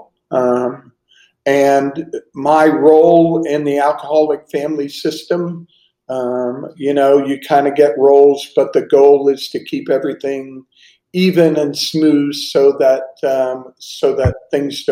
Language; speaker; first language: English; native; English